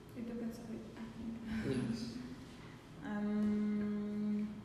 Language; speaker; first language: English; non-native, fluent; Spanish